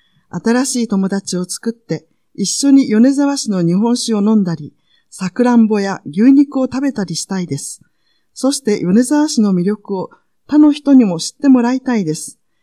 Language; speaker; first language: Japanese; non-native, fluent; Vietnamese